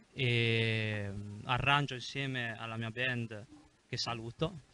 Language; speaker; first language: Italian; native; Italian